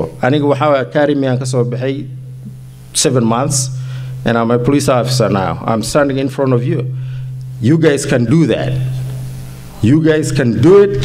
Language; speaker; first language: English; early bilingual, heritage; Somali